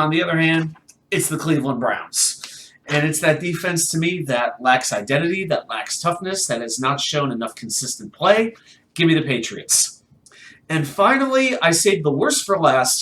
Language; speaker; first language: English; native; English